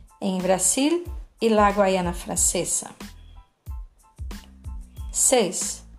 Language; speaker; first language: Spanish; non-native, fluent; Portuguese